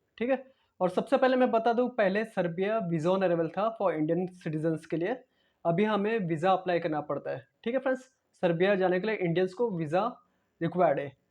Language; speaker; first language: Hindi; non-native, local second language; Marathi